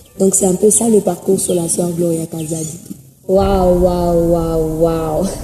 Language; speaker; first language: French; non-native, local second language; Swahili